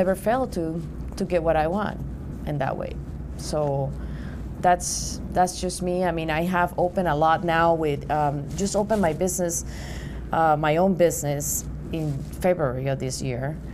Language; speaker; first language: English; non-native, fluent; Spanish